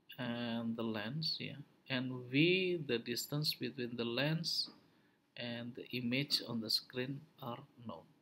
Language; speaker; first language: English; non-native, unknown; Indonesian